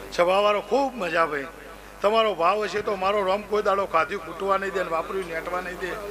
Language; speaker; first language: Gujarati; native; Gujarati